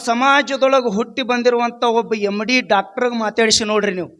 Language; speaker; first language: Kannada; non-native, local second language; Lambadi